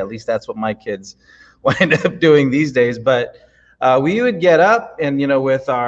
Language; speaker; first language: English; native; English